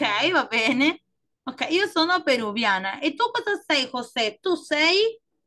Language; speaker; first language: Italian; non-native, fluent; Spanish